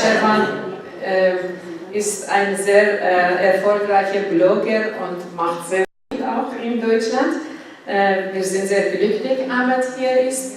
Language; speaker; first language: German; non-native, learner; Persian